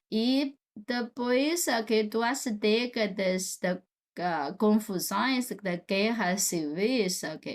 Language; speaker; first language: Portuguese; non-native, fluent; Chinese